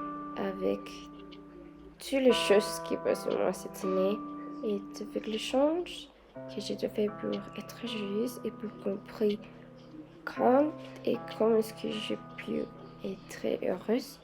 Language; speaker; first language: French; non-native, learner; Spanish